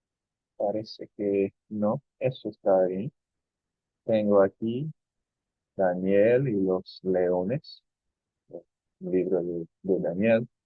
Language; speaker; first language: Spanish; non-native, fluent; English